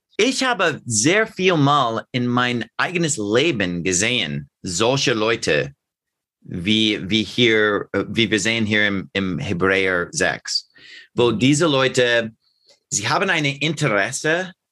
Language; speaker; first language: German; non-native, learner; English